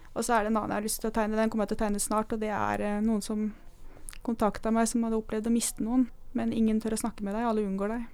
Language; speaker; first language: Norwegian; native; Norwegian